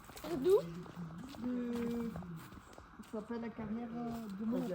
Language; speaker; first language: French; native; French